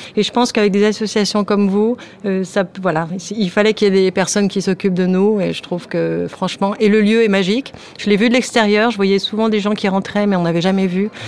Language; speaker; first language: French; native; French